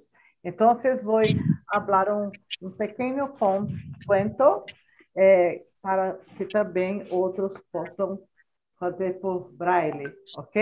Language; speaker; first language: Spanish; non-native, learner; Portuguese